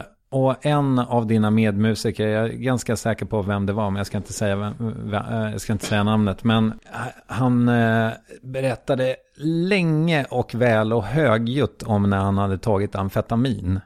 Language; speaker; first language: Swedish; native; Swedish